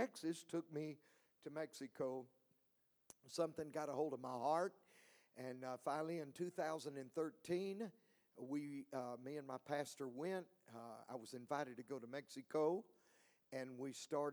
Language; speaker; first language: English; native; English